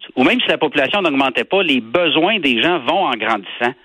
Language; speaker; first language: French; native; French